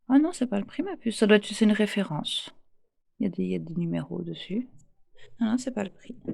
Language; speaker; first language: French; native; French